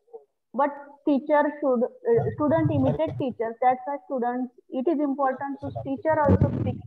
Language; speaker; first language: English; non-native, local second language; Marathi